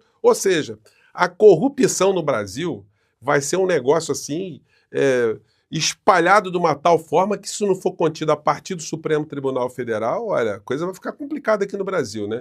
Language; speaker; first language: Portuguese; native; Portuguese